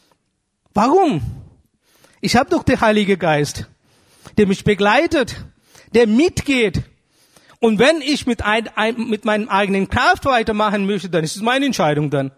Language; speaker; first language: German; non-native, fluent; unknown